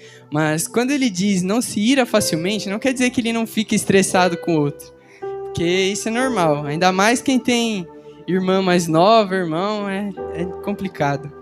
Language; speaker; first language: Portuguese; native; Portuguese